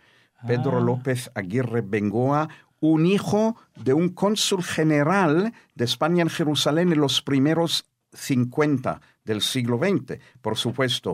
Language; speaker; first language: Spanish; non-native, fluent; Hebrew